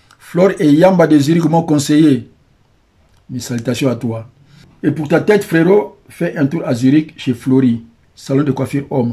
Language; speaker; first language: French; non-native, local second language; Lingala